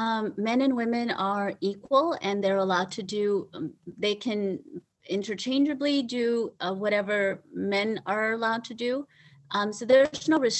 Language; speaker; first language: English; early bilingual, other home language; Punjabi